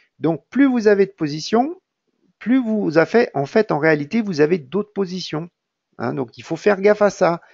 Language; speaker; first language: French; native; French